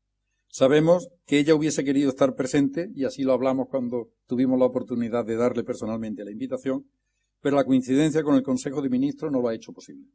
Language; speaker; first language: Spanish; native; Spanish